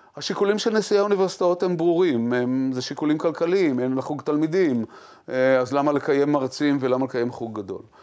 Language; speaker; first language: Hebrew; native; Hebrew